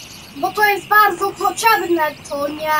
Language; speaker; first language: Polish; early bilingual, heritage; Polish